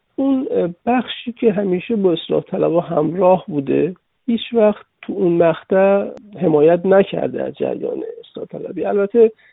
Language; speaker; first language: Persian; native; Persian